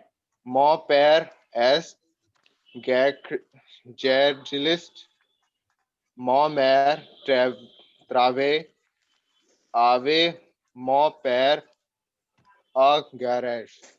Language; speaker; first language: French; non-native, learner; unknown